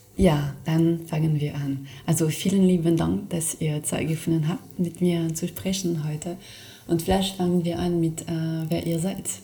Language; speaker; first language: German; non-native, fluent; French